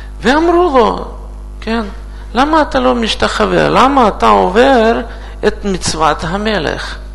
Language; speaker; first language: Hebrew; non-native, learner; Russian